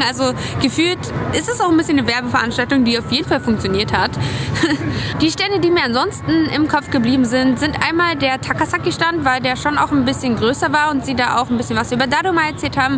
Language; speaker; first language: German; native; German